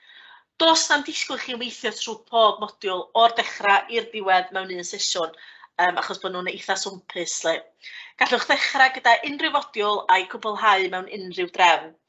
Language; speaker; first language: Welsh; native; Welsh